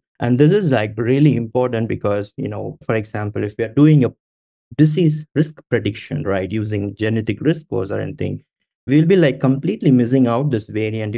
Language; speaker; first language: English; non-native, local second language; Tamil